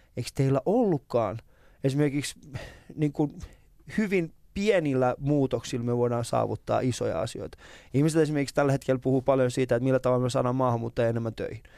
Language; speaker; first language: Finnish; early bilingual, other home language; Persian